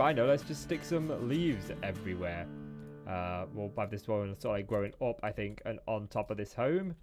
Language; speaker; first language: English; native; English